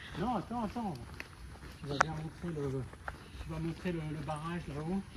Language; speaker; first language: French; native; French